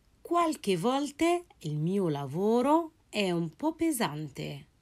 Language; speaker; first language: Italian; non-native, fluent; Arabic